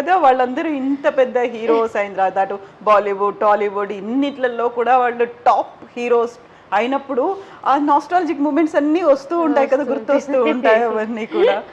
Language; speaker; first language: Telugu; native; Telugu